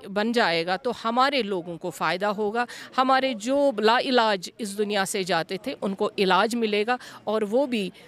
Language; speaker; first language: Hindi; non-native, local second language; Kashmiri